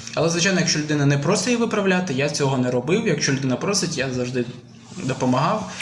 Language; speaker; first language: Ukrainian; non-native, local second language; Russian